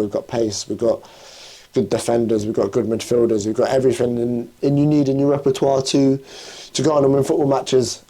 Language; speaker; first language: English; native; English